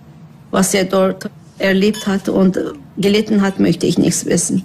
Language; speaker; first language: German; non-native, learner; Turkish